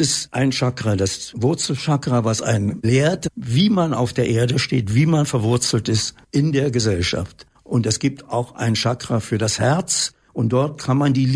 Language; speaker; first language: German; native; German